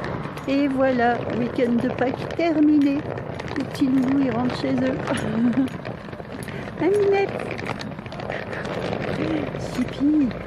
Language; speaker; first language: French; native; French